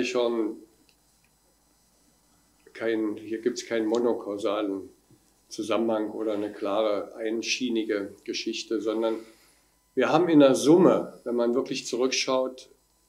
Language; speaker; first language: German; native; German